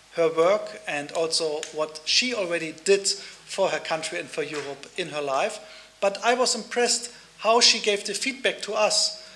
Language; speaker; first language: English; non-native, fluent; German